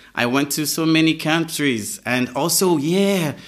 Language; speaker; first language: English; non-native, fluent; French